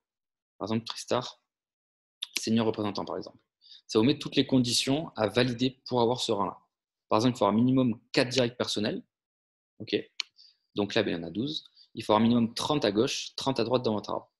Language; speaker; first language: French; native; French